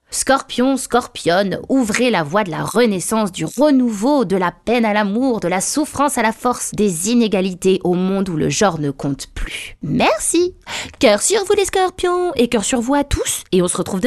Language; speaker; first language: French; native; French